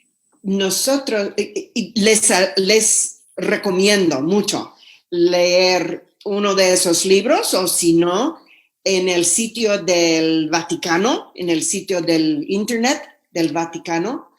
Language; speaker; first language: Spanish; non-native, fluent; English